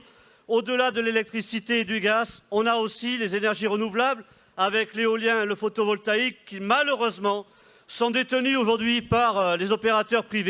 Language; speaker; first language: French; native; French